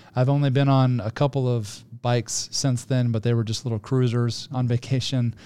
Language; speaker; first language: English; native; English